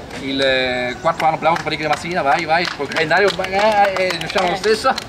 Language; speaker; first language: Italian; native; Italian